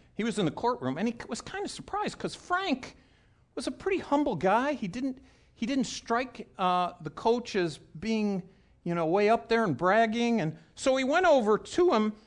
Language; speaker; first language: English; native; English